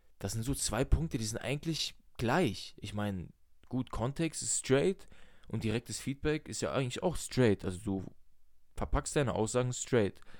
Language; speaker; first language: German; early bilingual, other home language; Russian